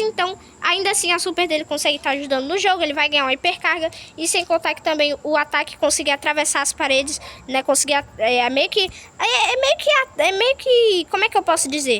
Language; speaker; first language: Portuguese; native; Portuguese